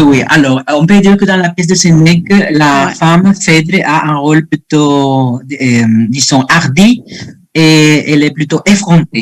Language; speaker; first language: French; non-native, fluent; Spanish